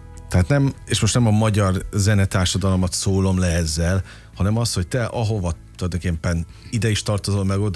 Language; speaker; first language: Hungarian; native; Hungarian